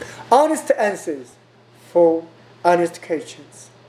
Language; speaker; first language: English; non-native, learner; Korean